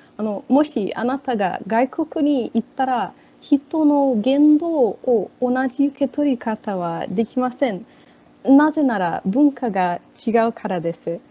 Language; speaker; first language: Japanese; non-native, fluent; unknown